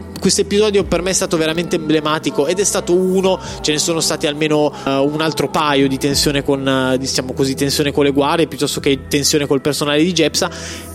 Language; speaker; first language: Italian; native; Italian